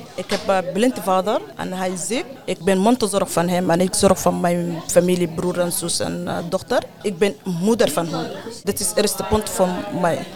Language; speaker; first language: Dutch; non-native, learner; Arabic